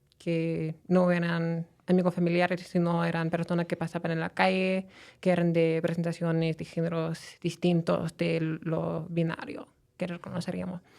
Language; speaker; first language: Spanish; non-native, fluent; English